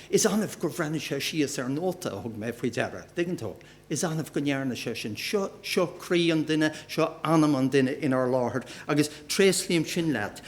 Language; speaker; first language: Irish; native; Irish